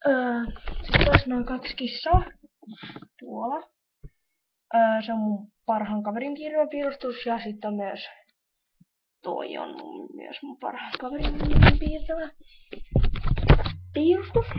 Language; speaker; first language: Finnish; native; Finnish